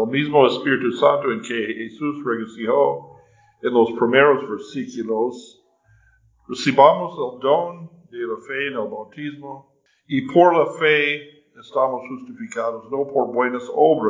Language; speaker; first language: Spanish; non-native, fluent; English